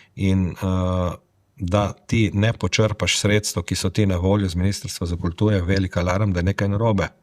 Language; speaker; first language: Slovenian; native; Slovenian